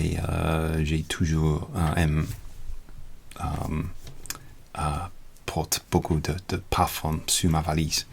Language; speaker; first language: French; non-native, learner; English